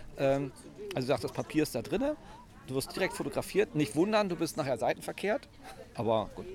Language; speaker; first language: German; native; German